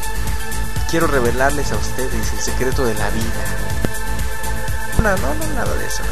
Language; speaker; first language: Spanish; native; Spanish